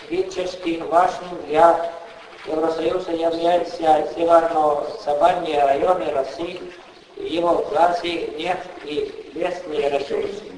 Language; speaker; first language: Russian; non-native, fluent; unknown